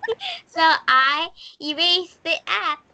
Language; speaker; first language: English; non-native, learner; Korean